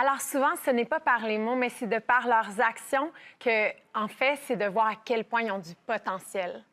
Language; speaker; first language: French; native; French